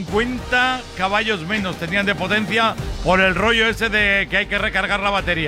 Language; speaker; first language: Spanish; native; Spanish